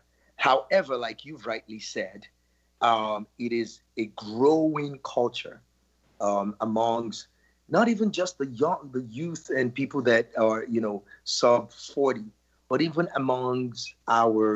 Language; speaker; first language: English; non-native, local second language; Yoruba